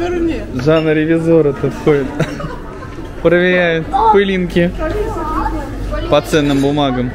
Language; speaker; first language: Russian; native; Russian